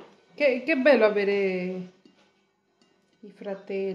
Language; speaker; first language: Italian; non-native, fluent; Spanish